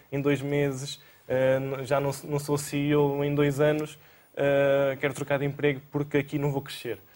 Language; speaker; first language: Portuguese; native; Portuguese